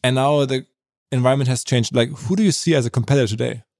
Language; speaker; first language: English; non-native, fluent; German